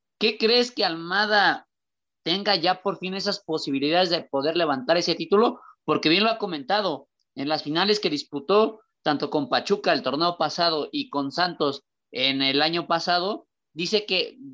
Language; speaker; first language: Spanish; native; Spanish